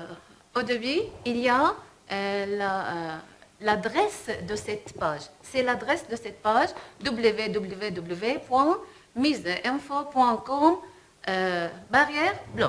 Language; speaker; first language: French; non-native, fluent; Arabic